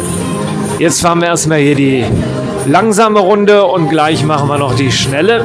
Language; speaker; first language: German; native; German